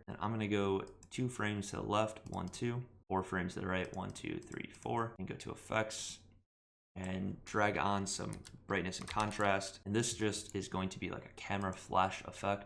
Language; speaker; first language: English; native; English